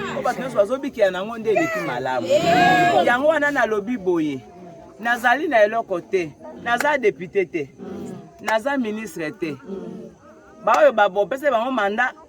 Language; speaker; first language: Lingala; native; Lingala